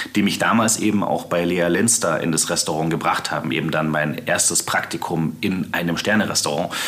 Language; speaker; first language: German; native; German